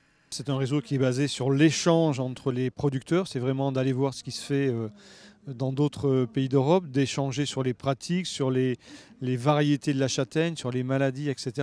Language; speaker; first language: French; native; French